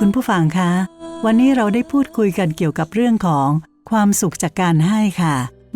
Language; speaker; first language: Thai; native; Thai